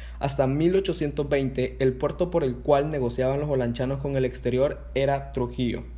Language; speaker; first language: Spanish; non-native, local second language; English